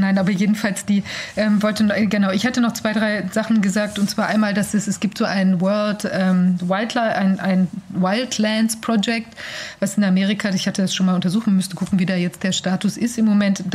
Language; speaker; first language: German; native; German